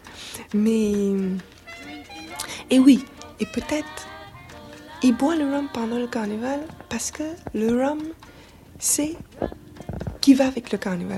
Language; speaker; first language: French; non-native, fluent; English